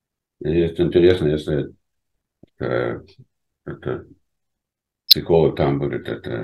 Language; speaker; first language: Russian; non-native, fluent; English